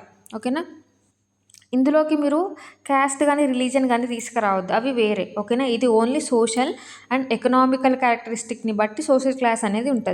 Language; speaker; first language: Telugu; native; Telugu